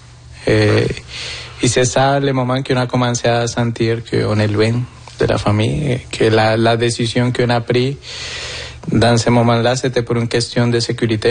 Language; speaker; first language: French; non-native, fluent; Spanish